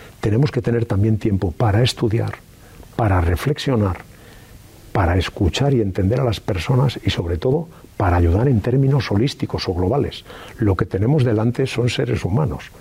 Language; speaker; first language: Spanish; native; Spanish